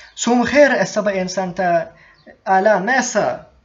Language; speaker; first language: Spanish; non-native, fluent; Turkish